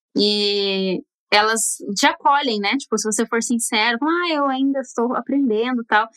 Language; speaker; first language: Portuguese; native; Portuguese